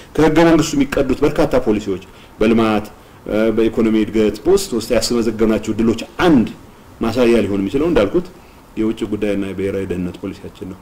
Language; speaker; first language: Amharic; non-native, local second language; Tigrinya